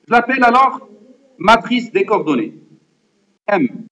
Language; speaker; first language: French; non-native, local second language; Arabic